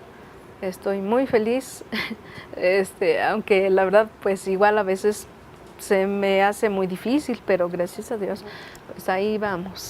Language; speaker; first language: Spanish; non-native, local second language; Nahuatl languages